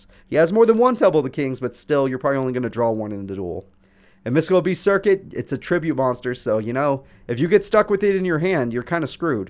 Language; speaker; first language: English; native; English